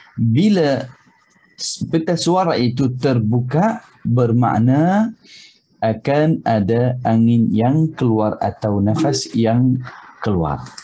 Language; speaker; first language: Malay; non-native, fluent; Arabic